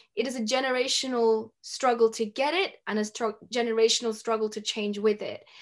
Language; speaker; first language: English; native; English